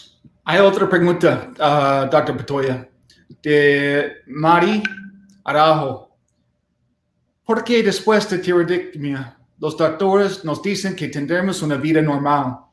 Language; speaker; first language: Spanish; non-native, fluent; English